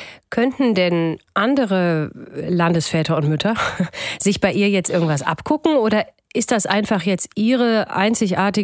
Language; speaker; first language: German; native; German